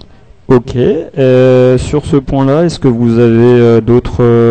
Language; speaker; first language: French; native; French